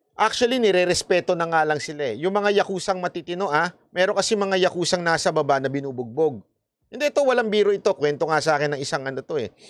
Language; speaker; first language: Filipino; native; Filipino